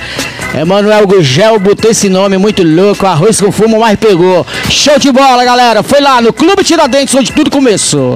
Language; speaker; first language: Portuguese; native; Portuguese